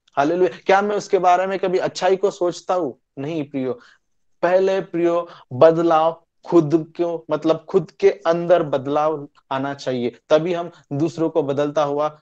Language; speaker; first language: Hindi; non-native, local second language; Marathi